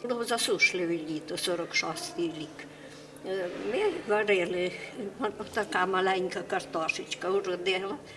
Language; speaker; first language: Ukrainian; native; Ukrainian